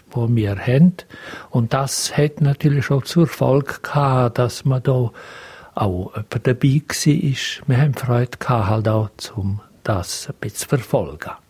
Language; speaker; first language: German; non-native, local second language; Romansh